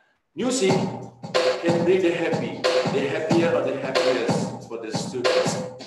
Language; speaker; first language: English; non-native, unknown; Indonesian